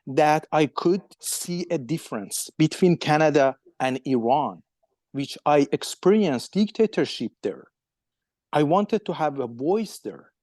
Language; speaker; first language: English; non-native, fluent; Persian